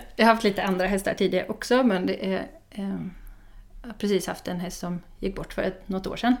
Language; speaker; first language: Swedish; non-native, fluent; Dutch